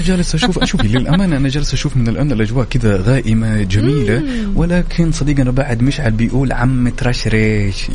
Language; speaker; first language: Arabic; native; Arabic